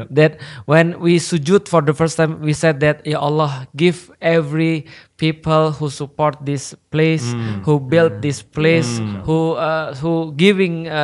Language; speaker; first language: English; non-native, fluent; Indonesian